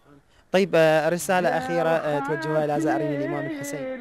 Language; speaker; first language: Arabic; native; Arabic